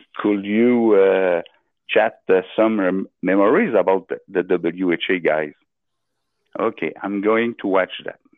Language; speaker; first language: English; non-native, local second language; French